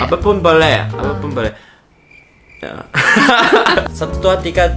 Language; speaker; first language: Indonesian; non-native, learner; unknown